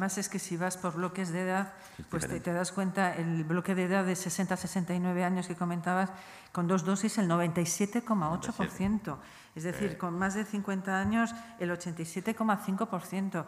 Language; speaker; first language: Spanish; native; Spanish